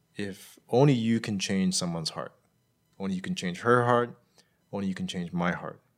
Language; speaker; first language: English; native; English